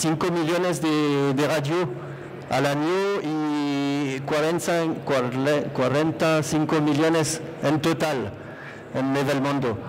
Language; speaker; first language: Spanish; non-native, fluent; French